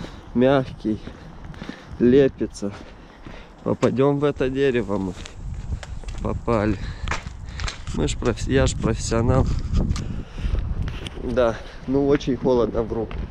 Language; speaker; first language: Russian; non-native, fluent; Romanian